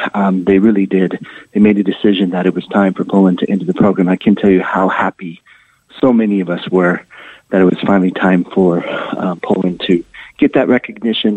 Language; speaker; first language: English; native; English